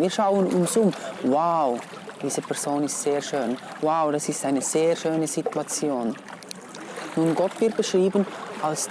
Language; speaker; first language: German; non-native, fluent; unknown